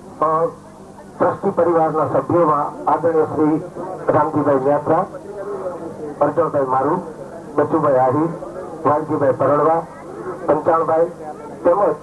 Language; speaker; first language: Gujarati; native; Gujarati